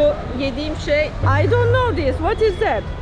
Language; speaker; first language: English; non-native, learner; Turkish